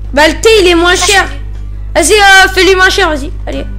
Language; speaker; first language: French; native; French